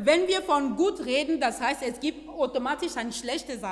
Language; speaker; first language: German; non-native, fluent; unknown